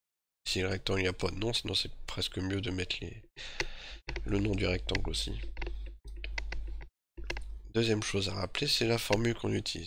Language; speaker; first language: French; native; French